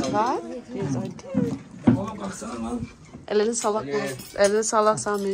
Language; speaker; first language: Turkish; non-native, learner; Filipino